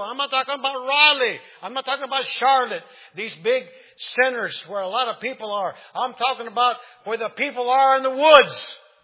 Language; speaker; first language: English; non-native, fluent; Spanish